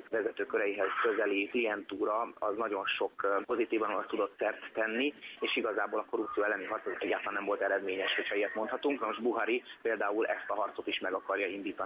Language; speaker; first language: Hungarian; native; Hungarian